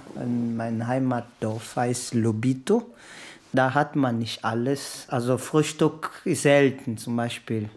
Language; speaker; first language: German; non-native, fluent; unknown